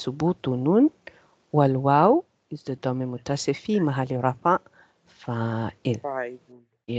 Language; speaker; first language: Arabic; non-native, learner; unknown